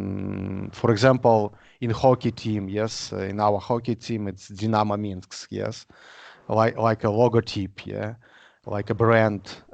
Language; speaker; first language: English; non-native, learner; Russian